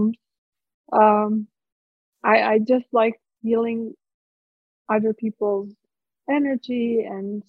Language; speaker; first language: English; non-native, fluent; Croatian